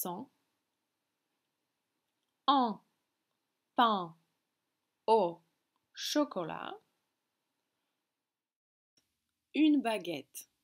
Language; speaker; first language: French; non-native, fluent; Slovak